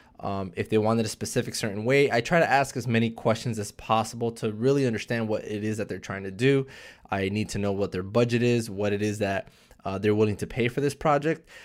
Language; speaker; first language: English; early bilingual, other home language; Spanish